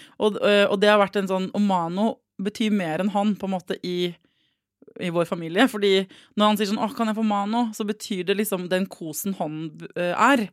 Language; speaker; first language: Norwegian; native; Norwegian